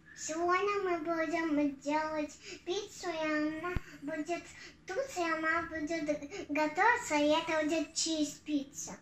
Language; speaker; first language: Russian; early bilingual, heritage; Russian